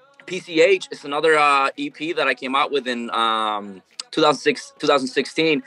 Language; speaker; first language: English; early bilingual, other home language; Spanish